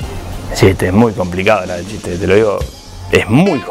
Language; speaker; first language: Spanish; native; Spanish